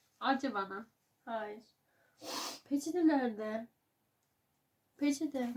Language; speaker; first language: Turkish; native; Turkish